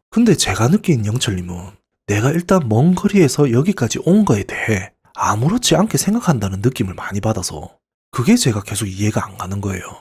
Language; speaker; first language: Korean; native; Korean